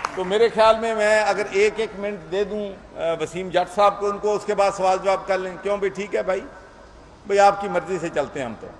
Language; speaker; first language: Urdu; non-native, local second language; Punjabi